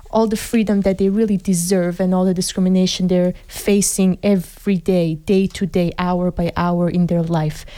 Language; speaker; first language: English; non-native, fluent; Persian